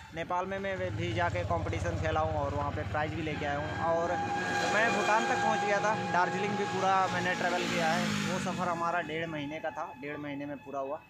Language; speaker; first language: Hindi; native; Hindi